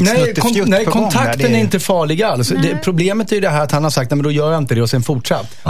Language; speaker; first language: Swedish; native; Swedish